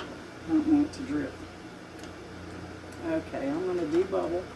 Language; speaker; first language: English; native; English